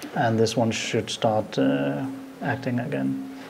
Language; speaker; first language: English; non-native, fluent; Danish